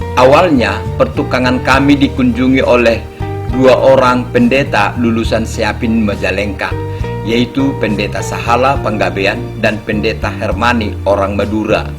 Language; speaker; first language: Indonesian; non-native, local second language; Batak Toba